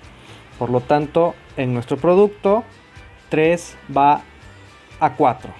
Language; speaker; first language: Spanish; native; Spanish